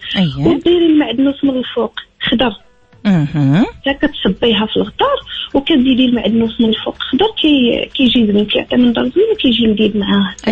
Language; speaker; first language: Arabic; native; Arabic